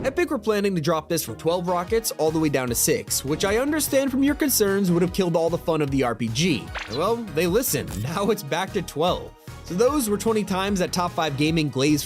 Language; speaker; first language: English; native; English